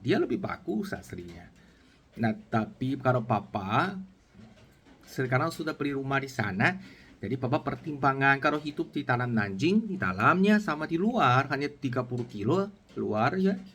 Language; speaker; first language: Indonesian; non-native, learner; Chinese